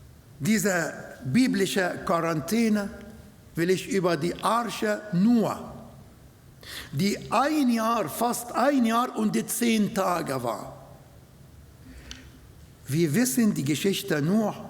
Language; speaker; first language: German; non-native, learner; Arabic